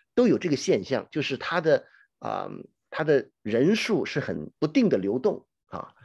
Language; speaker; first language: Chinese; native; Chinese